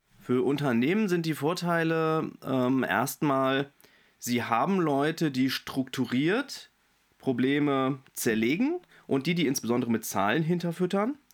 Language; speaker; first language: German; native; German